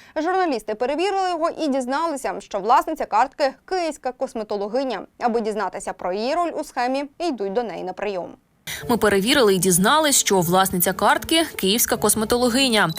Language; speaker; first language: Ukrainian; native; Ukrainian